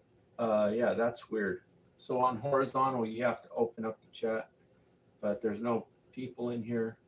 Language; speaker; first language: English; native; English